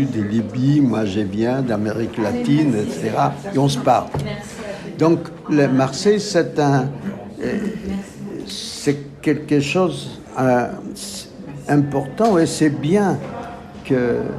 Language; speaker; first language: French; non-native, fluent; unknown